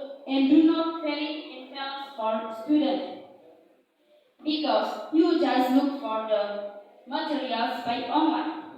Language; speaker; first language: English; non-native, learner; Indonesian